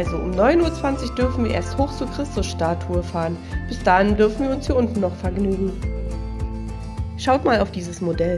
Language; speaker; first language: German; native; German